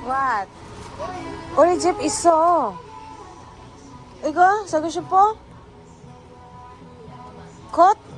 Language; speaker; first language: Korean; non-native, learner; Filipino